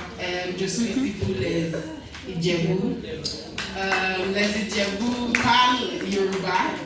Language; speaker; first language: French; non-native, learner; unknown